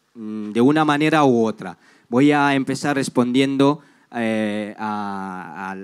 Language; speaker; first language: Spanish; non-native, fluent; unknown